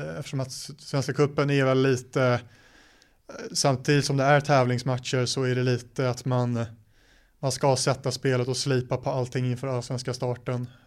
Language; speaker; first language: Swedish; native; Swedish